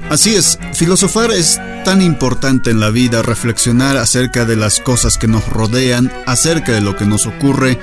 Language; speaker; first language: Spanish; native; Spanish